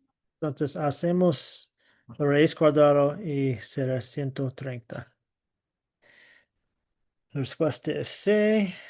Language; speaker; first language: Spanish; non-native, fluent; English